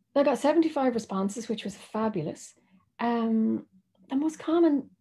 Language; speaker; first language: English; native; English